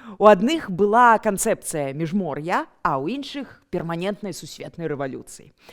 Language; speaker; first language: Belarusian; native; Belarusian